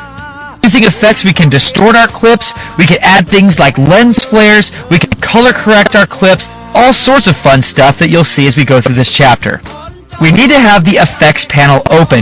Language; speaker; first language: English; native; English